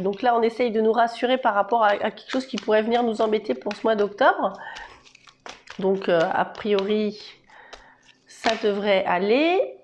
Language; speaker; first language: French; native; French